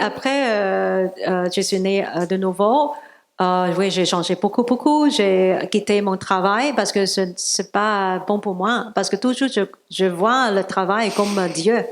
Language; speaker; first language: French; non-native, learner; Cantonese